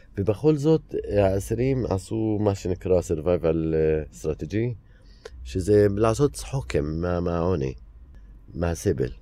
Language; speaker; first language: Hebrew; non-native, local second language; Arabic